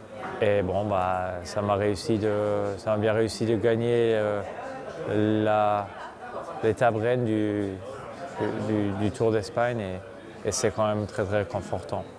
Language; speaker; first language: French; non-native, local second language; Luxembourgish